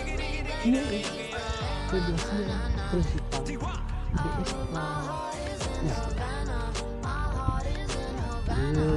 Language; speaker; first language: Spanish; non-native, learner; Indonesian